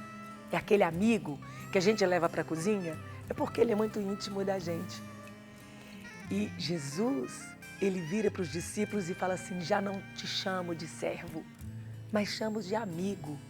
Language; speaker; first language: Portuguese; native; Portuguese